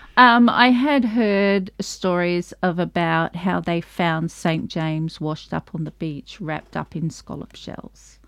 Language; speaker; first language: English; native; English